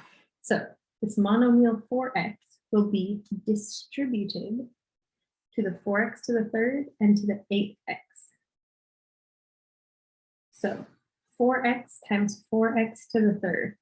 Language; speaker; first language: English; native; English